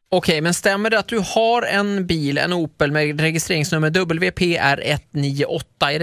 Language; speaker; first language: Swedish; native; Swedish